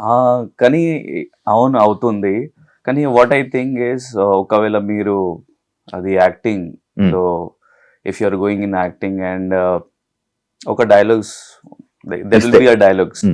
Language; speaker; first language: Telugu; non-native, learner; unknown